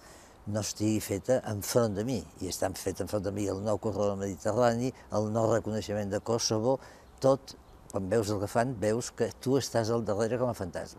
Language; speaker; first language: Catalan; native; Catalan